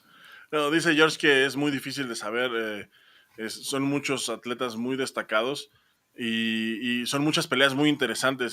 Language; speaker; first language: Spanish; native; Spanish